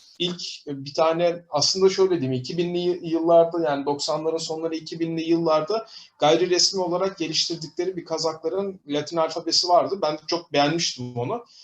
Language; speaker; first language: Turkish; native; Turkish